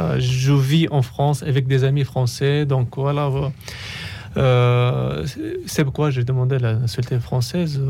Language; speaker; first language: French; non-native, fluent; Arabic